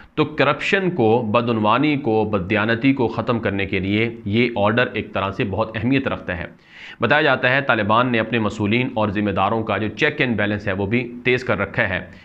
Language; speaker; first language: Urdu; native; Urdu